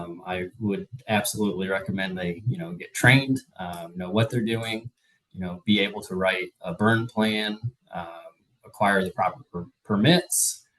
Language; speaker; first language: English; native; English